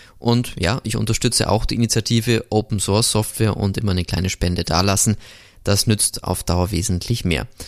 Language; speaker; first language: German; native; German